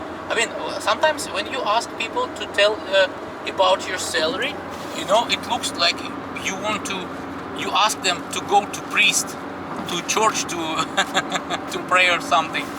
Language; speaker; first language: English; non-native, fluent; Russian